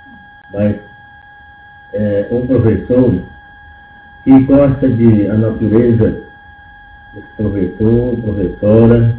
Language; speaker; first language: Portuguese; non-native, local second language; Yanomámi